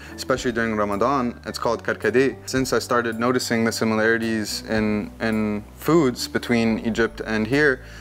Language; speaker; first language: English; early bilingual, other home language; Arabic